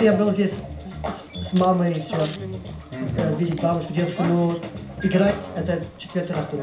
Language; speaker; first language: Russian; early bilingual, heritage; English